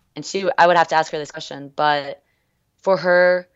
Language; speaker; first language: English; early bilingual, other home language; French